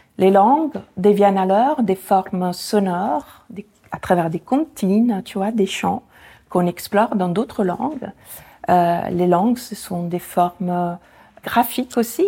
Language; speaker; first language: French; non-native, fluent; Italian